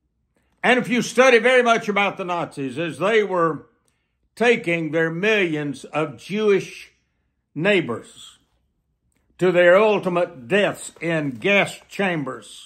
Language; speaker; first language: English; native; English